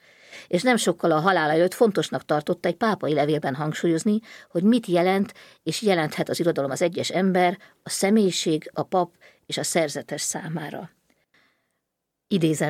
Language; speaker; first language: Hungarian; native; Hungarian